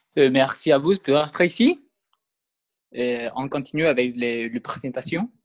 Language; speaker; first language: French; non-native, learner; Spanish